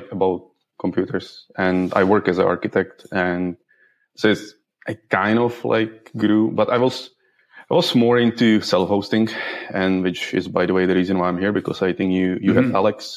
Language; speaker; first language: English; non-native, fluent; Czech